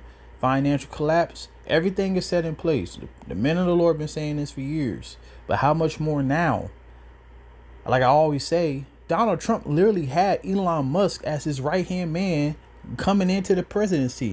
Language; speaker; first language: English; native; English